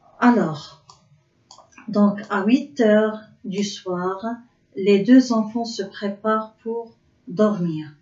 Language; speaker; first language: French; non-native, local second language; Arabic